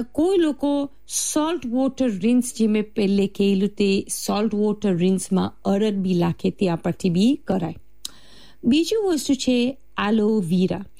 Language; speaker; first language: Gujarati; early bilingual, heritage; Gujarati